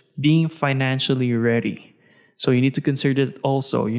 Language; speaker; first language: English; non-native, local second language; Filipino